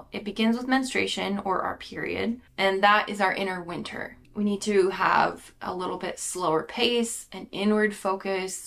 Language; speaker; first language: English; native; English